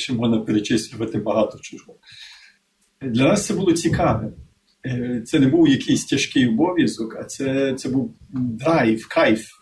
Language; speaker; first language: Ukrainian; early bilingual, heritage; Ukrainian